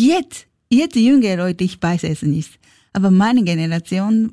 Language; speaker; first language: German; non-native, learner; Japanese